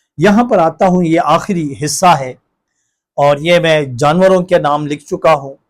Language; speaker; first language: Urdu; non-native, local second language; Pashto